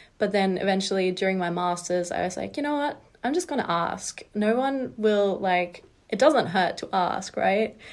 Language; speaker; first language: English; non-native, fluent; German